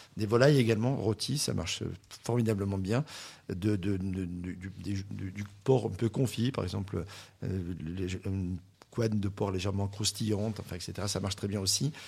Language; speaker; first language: French; native; French